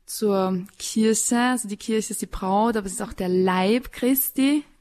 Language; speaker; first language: German; native; German